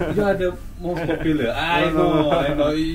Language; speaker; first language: English; non-native, local second language; Malay